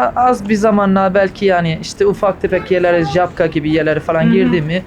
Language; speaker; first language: Turkish; early bilingual, heritage; Turkish